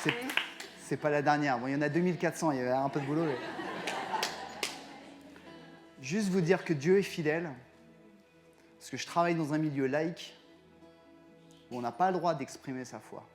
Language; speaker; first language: French; native; French